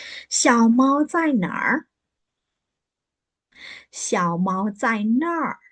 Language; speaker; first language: Chinese; non-native, fluent; Burmese